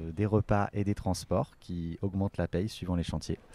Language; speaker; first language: French; native; French